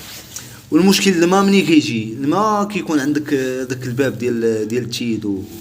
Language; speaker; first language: Arabic; native; Arabic